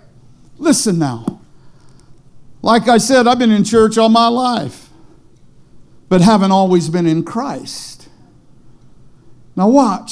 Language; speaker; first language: English; native; English